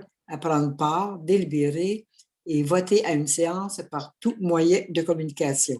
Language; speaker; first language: French; native; French